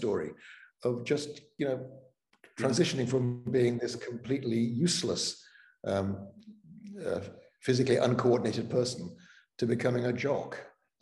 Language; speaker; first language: English; non-native, local second language; Welsh